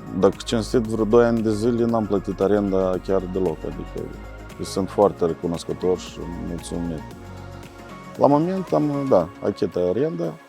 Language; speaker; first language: Romanian; native; Romanian